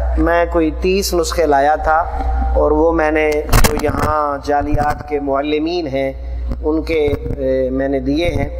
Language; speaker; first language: Urdu; non-native, local second language; Punjabi